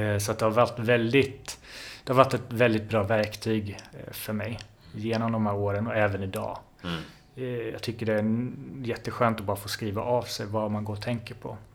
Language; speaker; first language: Swedish; native; Swedish